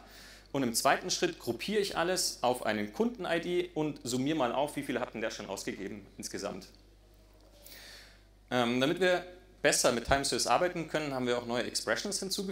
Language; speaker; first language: German; native; German